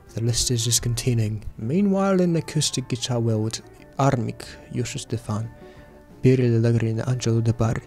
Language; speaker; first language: English; non-native, fluent; Russian